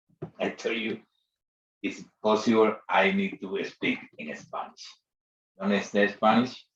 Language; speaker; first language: English; non-native, learner; Spanish